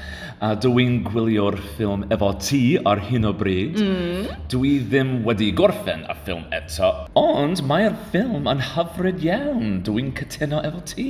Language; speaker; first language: Welsh; non-native, learner; English